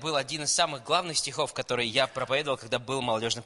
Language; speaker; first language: Russian; native; Russian